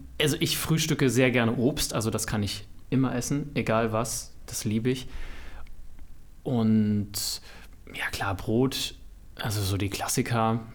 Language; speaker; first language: German; native; German